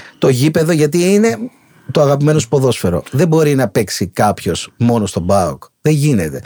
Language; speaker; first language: Greek; native; Greek